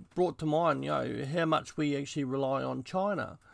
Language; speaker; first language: English; native; English